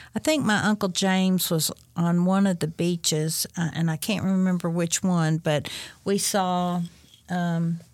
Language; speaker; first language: English; native; English